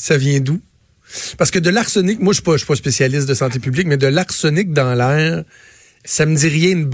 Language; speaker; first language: French; native; French